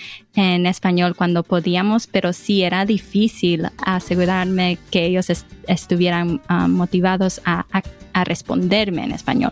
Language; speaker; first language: Spanish; early bilingual, other home language; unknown